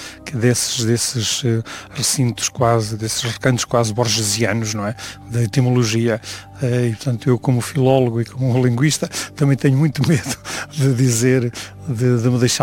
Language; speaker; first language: Portuguese; native; Portuguese